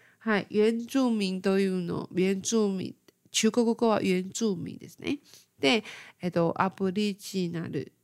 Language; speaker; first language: Japanese; non-native, fluent; Chinese